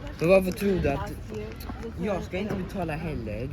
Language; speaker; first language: Swedish; early bilingual, other home language; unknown